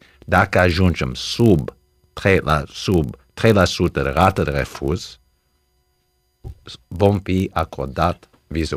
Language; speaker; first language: Romanian; early bilingual, heritage; Romanian